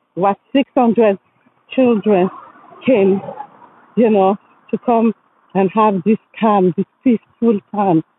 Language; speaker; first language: English; non-native, fluent; French